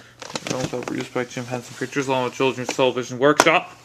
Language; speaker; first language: English; native; English